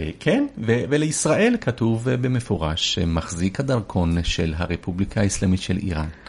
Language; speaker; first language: Hebrew; early bilingual, other home language; Persian